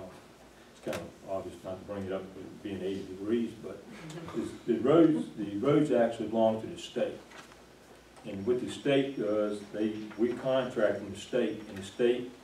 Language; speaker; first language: English; native; English